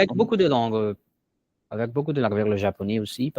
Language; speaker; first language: French; non-native, learner; Portuguese